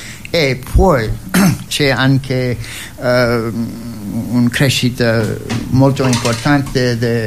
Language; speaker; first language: Italian; non-native, fluent; English